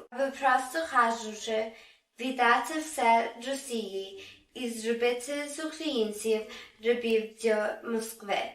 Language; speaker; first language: Ukrainian; early bilingual, heritage; Ukrainian